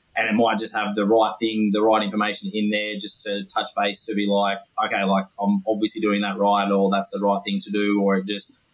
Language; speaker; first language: English; native; English